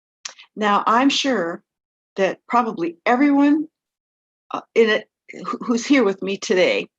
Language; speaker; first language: English; native; English